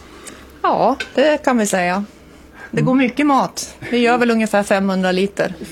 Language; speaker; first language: Swedish; native; Swedish